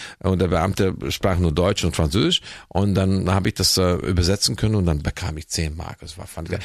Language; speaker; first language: German; non-native, fluent; Hungarian